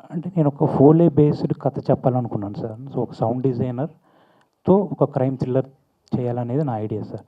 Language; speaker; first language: Telugu; native; Telugu